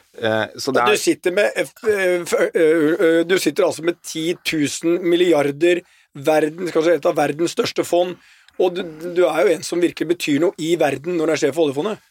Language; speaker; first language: Norwegian; native; Norwegian